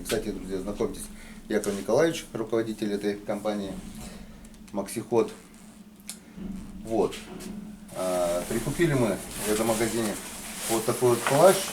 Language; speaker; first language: Russian; native; Russian